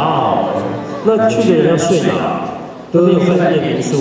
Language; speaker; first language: Chinese; native; Chinese